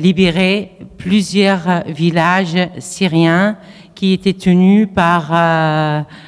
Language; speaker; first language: French; non-native, fluent; Arabic